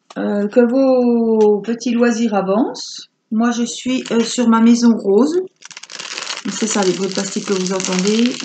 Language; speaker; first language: French; native; French